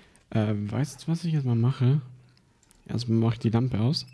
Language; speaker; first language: German; native; German